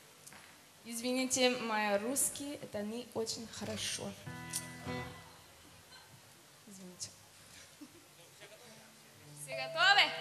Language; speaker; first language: Russian; non-native, learner; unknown